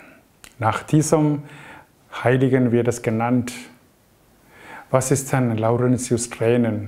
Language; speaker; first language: German; non-native, fluent; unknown